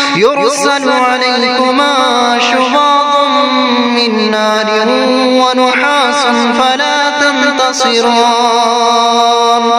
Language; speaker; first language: Arabic; native; Arabic